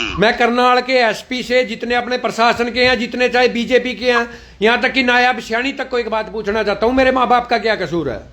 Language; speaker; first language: Hindi; native; Hindi